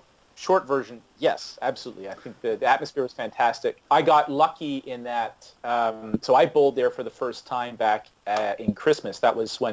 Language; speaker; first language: English; native; English